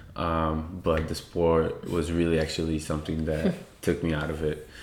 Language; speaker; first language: English; non-native, fluent; Portuguese